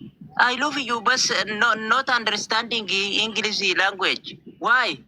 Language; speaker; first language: English; non-native, learner; Oromo